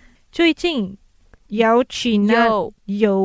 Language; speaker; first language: English; native; English